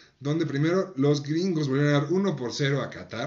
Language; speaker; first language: Spanish; native; Spanish